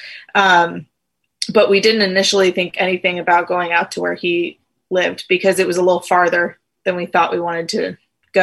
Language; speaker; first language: English; native; English